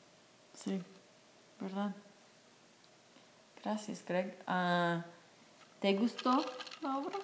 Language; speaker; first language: Spanish; non-native, fluent; English